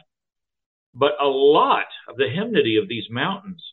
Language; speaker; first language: English; native; English